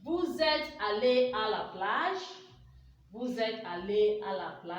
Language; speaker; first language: French; non-native, fluent; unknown